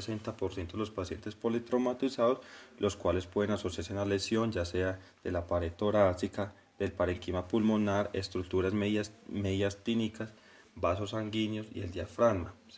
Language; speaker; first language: Spanish; native; Spanish